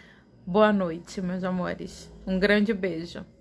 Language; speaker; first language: Portuguese; native; Portuguese